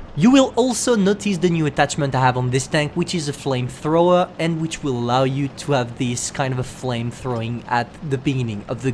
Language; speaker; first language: English; non-native, fluent; French